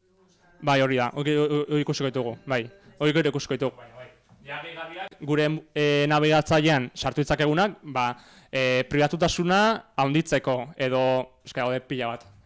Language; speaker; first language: Basque; native; Basque